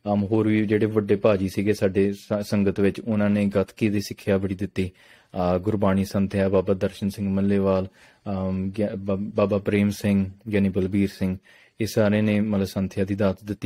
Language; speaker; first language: Punjabi; early bilingual, heritage; Punjabi